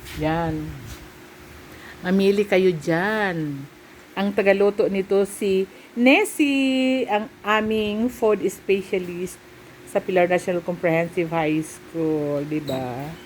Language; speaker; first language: Filipino; non-native, local second language; Bikol